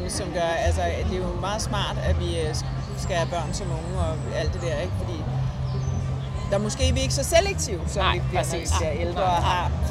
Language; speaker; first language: Danish; native; Danish